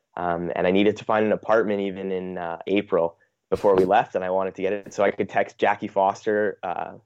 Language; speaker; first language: English; native; English